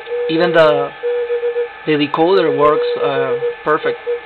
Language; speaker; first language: English; non-native, fluent; Spanish